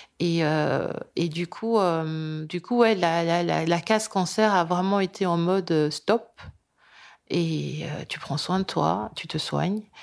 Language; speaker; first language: French; early bilingual, other home language; Lingala